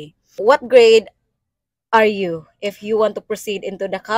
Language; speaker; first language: English; non-native, local second language; Cebuano